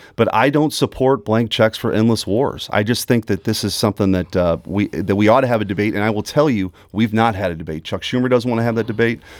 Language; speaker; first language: English; early bilingual, other home language; German